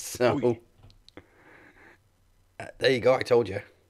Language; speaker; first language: English; native; English